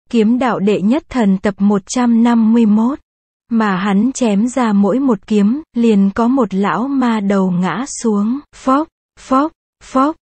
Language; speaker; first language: Vietnamese; native; Vietnamese